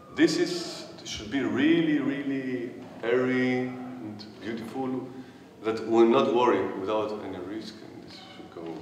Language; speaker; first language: English; non-native, fluent; Greek